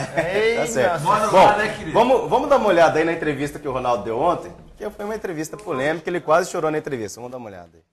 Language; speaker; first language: Portuguese; native; Portuguese